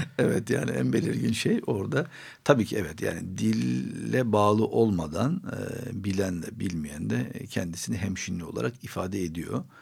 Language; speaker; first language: Turkish; non-native, local second language; Armenian